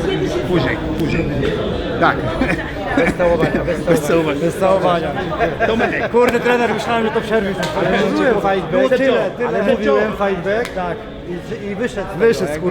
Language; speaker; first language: Polish; native; Polish